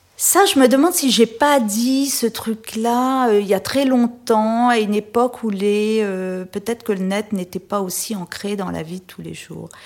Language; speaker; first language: French; native; French